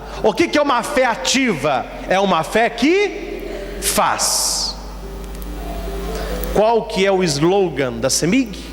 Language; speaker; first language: Portuguese; native; Portuguese